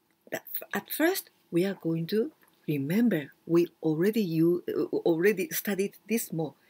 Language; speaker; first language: English; non-native, fluent; Japanese